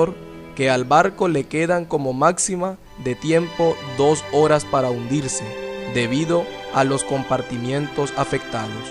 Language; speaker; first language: Spanish; native; Spanish